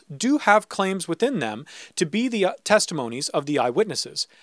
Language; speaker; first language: English; native; English